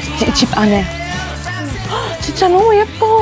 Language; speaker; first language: Korean; non-native, fluent; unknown